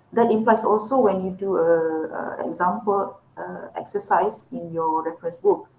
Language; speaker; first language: English; non-native, local second language; Malay